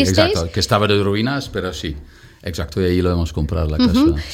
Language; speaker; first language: Spanish; non-native, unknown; Dutch